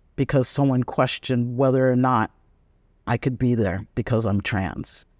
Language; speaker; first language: English; native; English